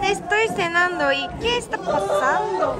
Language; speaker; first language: Spanish; non-native, learner; Japanese